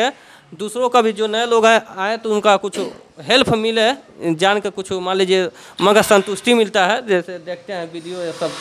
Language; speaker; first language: Hindi; native; Hindi